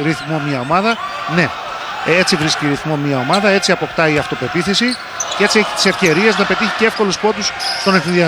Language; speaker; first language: Greek; native; Greek